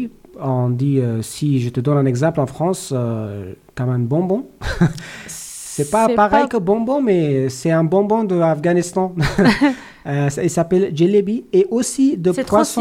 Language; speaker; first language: French; non-native, learner; Persian